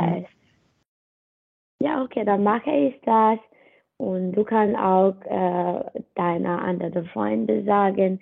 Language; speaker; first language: German; non-native, learner; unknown